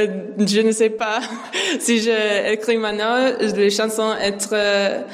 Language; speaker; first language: French; non-native, learner; English